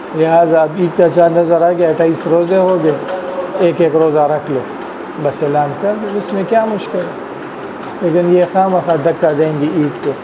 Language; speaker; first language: Urdu; non-native, local second language; Pashto